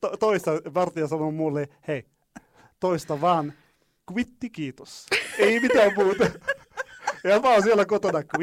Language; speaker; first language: Finnish; non-native, fluent; Arabic